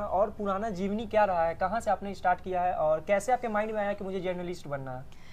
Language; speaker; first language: Hindi; native; Hindi